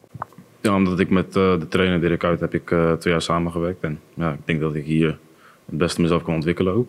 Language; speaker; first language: Dutch; native; Dutch